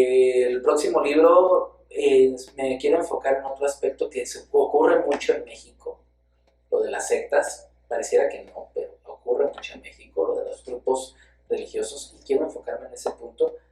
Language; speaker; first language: Spanish; native; Spanish